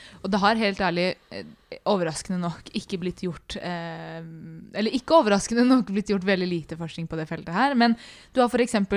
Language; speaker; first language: Norwegian; early bilingual, other home language; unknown